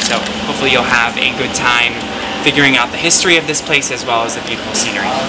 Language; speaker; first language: English; native; English